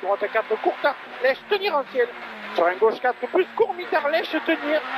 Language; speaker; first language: French; native; French